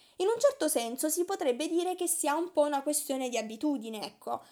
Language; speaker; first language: Italian; native; Italian